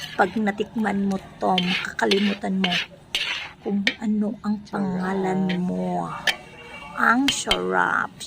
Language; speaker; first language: Filipino; non-native, local second language; Cebuano